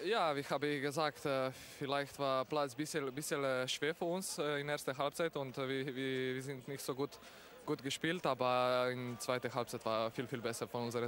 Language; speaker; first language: German; non-native, learner; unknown